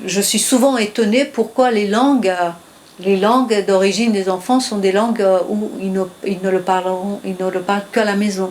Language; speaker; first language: French; non-native, fluent; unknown